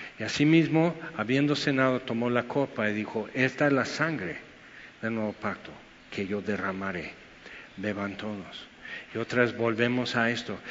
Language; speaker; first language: Spanish; non-native, fluent; English